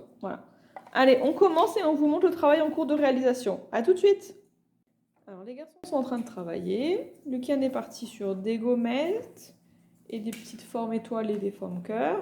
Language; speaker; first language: French; native; French